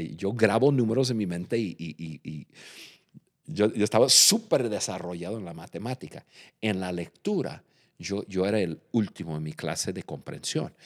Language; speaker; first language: Spanish; non-native, fluent; English